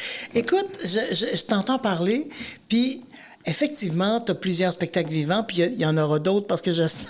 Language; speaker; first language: French; native; French